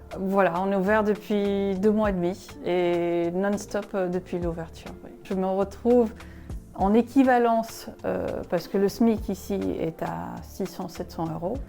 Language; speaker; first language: French; non-native, fluent; Spanish